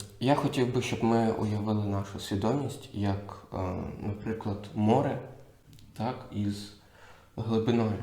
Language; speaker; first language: Ukrainian; native; Ukrainian